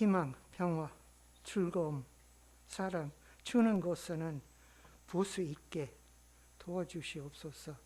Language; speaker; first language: Korean; non-native, learner; English